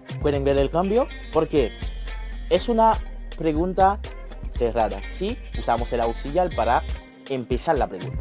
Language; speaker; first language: Spanish; non-native, fluent; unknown